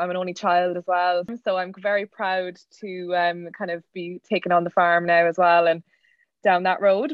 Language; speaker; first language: English; native; English